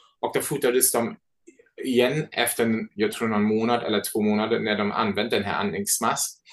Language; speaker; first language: Swedish; non-native, fluent; German